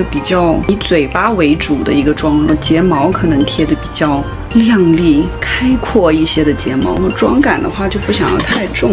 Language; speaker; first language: Chinese; native; Chinese